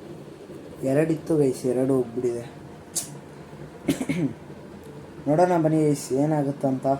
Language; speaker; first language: Kannada; native; Kannada